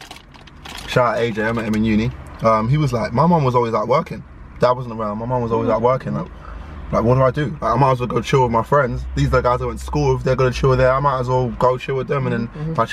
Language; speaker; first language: English; native; English